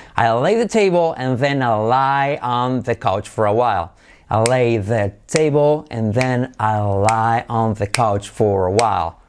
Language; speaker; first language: English; non-native, fluent; Spanish